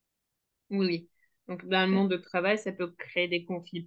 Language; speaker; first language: French; non-native, fluent; Turkish